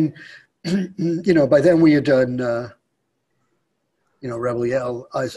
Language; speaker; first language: English; native; English